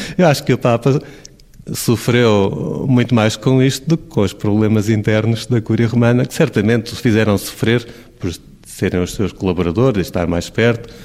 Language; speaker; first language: Portuguese; native; Portuguese